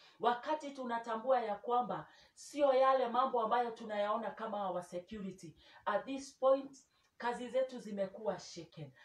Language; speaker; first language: Swahili; non-native, local second language; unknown